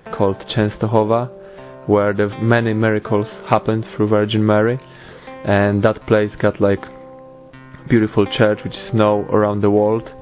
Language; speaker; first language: English; non-native, fluent; Polish